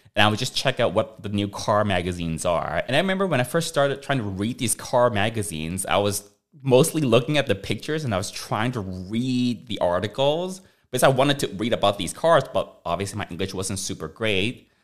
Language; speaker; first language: English; early bilingual, other home language; Cantonese